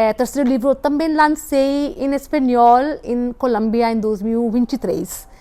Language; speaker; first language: Portuguese; non-native, fluent; Hindi